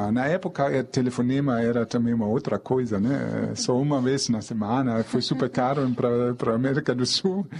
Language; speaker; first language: Portuguese; non-native, fluent; German